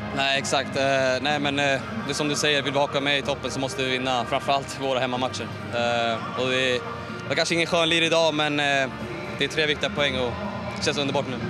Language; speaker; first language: Swedish; native; Swedish